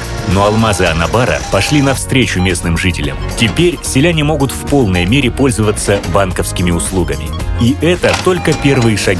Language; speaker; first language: Russian; native; Russian